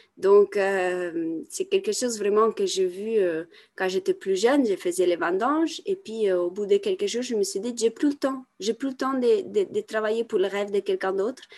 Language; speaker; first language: French; non-native, fluent; Italian